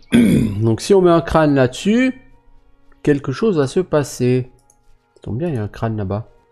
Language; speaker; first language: French; native; French